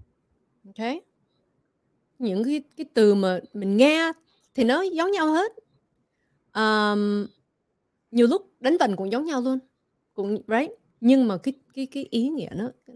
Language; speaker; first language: Vietnamese; early bilingual, heritage; Vietnamese